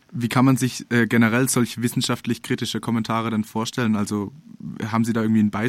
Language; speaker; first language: German; native; German